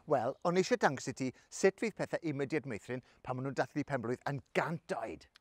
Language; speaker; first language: Welsh; native; Welsh